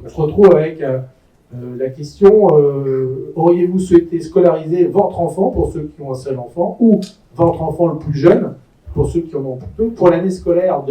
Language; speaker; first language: French; native; French